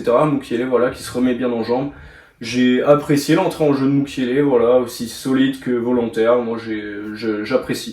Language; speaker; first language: French; native; French